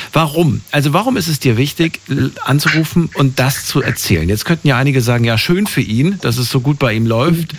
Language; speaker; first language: German; native; German